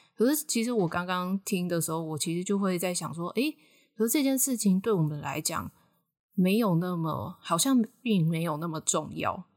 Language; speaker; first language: Chinese; native; Chinese